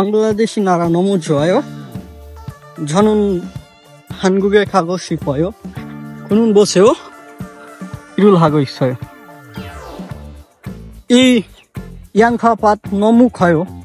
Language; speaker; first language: Korean; non-native, learner; Bangla